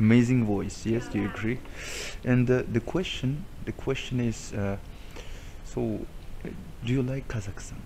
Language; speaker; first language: English; non-native, fluent; Russian